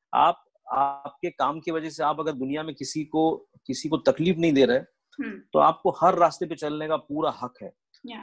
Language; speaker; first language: Hindi; non-native, local second language; Marathi